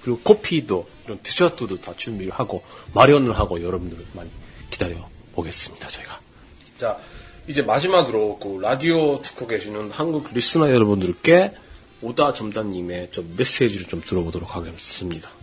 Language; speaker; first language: Korean; non-native, fluent; Japanese